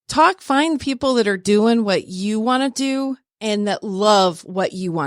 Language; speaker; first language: English; native; English